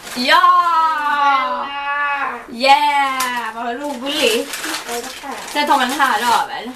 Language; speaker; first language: Swedish; native; Swedish